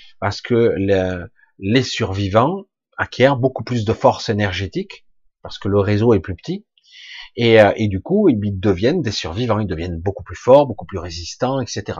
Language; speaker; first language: French; native; French